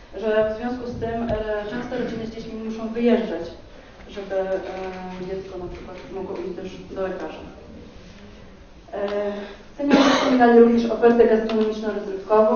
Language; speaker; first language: Polish; native; Polish